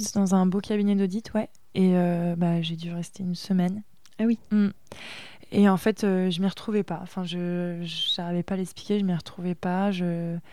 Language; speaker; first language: French; native; French